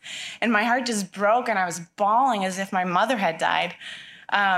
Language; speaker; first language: English; native; English